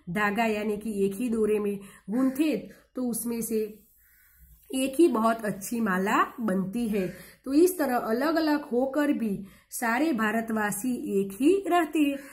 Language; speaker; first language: Hindi; non-native, local second language; Gujarati